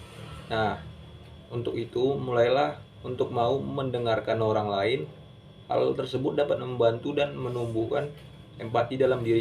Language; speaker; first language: Indonesian; native; Indonesian